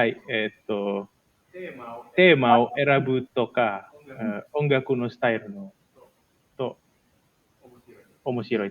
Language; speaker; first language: Japanese; non-native, learner; Indonesian